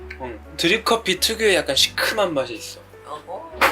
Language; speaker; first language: Korean; native; Korean